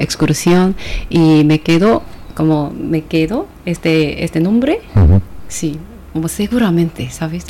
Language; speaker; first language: Spanish; non-native, fluent; Korean